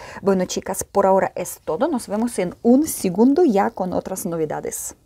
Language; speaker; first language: Spanish; non-native, fluent; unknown